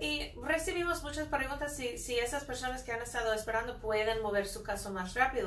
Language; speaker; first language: Spanish; non-native, fluent; English